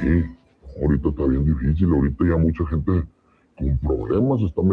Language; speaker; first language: Spanish; native; Spanish